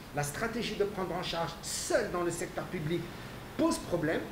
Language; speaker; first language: French; non-native, local second language; Arabic